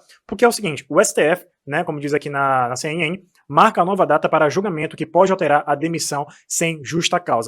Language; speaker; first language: Portuguese; native; Portuguese